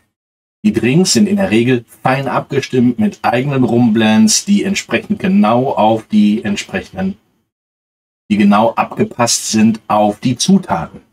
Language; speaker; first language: German; native; German